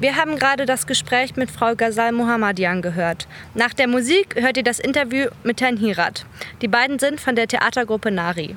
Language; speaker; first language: German; non-native, fluent; Persian